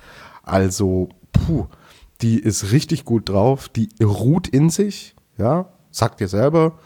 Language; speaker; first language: German; native; German